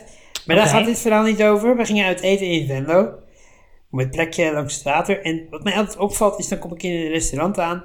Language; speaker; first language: Dutch; native; Dutch